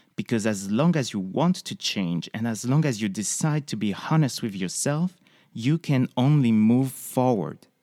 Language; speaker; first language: English; non-native, fluent; French